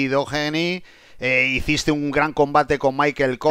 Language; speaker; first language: Spanish; native; Spanish